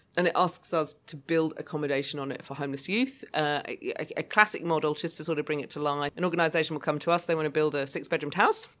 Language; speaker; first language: English; native; English